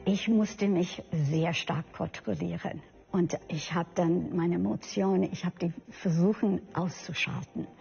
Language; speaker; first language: German; non-native, fluent; English